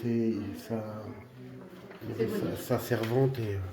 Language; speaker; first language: French; native; French